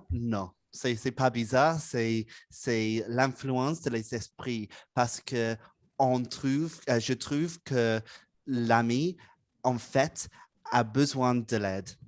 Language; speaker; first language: French; non-native, learner; English